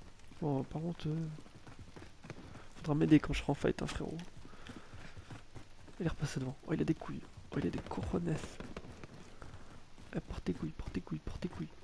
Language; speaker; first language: French; native; French